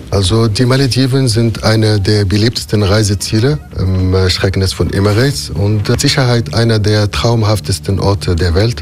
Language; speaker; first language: German; non-native, fluent; Arabic